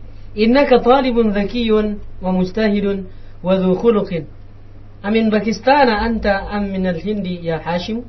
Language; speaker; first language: Arabic; non-native, learner; Indonesian